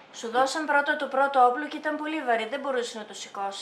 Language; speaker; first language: Greek; native; Greek